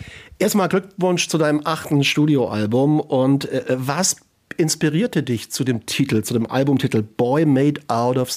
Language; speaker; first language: German; native; German